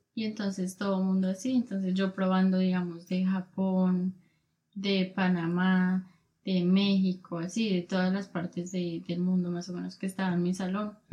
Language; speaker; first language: Spanish; native; Spanish